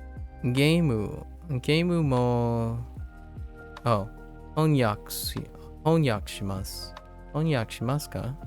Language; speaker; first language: Japanese; non-native, learner; English